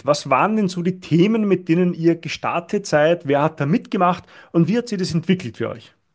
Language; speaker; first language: German; native; German